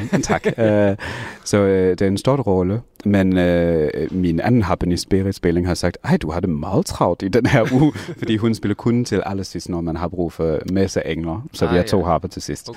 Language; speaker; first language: Danish; non-native, fluent; English